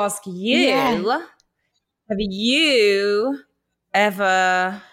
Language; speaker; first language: English; native; English